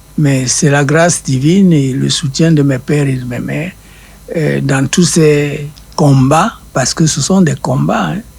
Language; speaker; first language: French; non-native, local second language; Duala